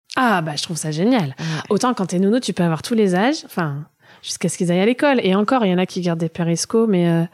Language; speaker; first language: French; early bilingual, other home language; German